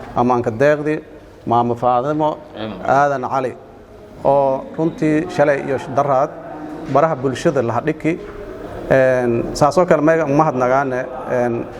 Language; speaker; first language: Somali; non-native, local second language; Maay